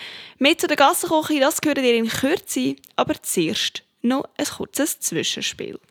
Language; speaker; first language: German; native; German